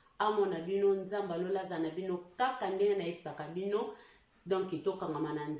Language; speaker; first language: Lingala; early bilingual, heritage; Lingala